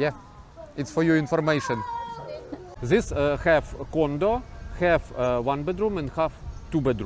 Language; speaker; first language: English; non-native, learner; Ukrainian